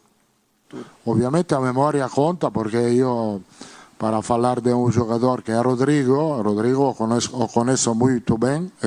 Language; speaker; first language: Portuguese; non-native, learner; Spanish